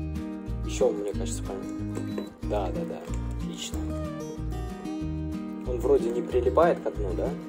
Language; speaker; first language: Russian; native; Russian